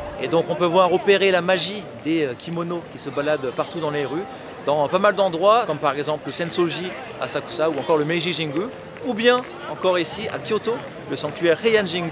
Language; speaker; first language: French; native; French